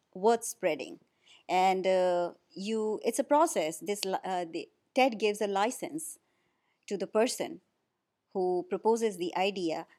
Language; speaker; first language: English; non-native, local second language; Hindi